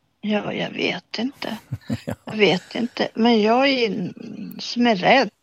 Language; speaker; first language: Swedish; native; Swedish